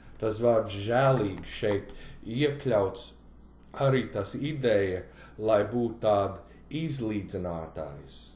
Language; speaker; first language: Latvian; early bilingual, heritage; Latvian